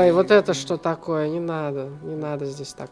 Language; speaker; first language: Russian; native; Russian